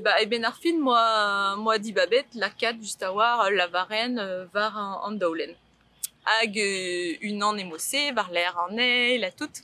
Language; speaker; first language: French; native; French